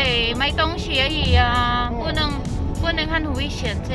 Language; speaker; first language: Chinese; non-native, learner; Filipino